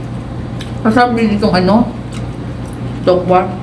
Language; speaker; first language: Filipino; native; Filipino